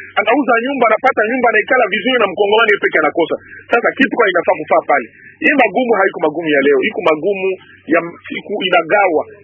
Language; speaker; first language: Swahili; native; Swahili